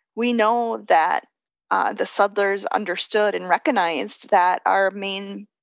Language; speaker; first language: English; native; English